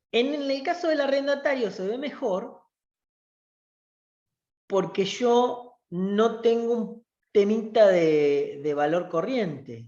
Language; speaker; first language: Spanish; native; Spanish